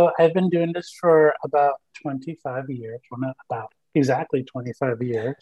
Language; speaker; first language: English; early bilingual, other home language; Spanish